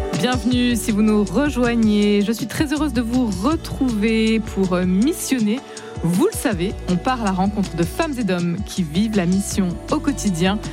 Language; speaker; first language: French; native; French